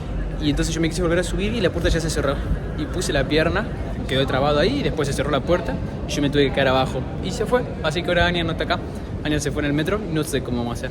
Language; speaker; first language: Spanish; native; Spanish